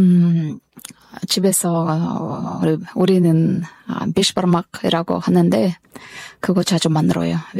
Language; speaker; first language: Korean; non-native, learner; Kyrgyz